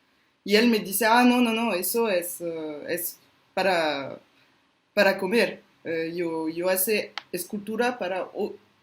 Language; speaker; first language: Spanish; non-native, fluent; French